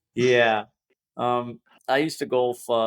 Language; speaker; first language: English; native; English